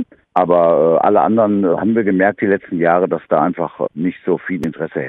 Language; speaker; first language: German; native; German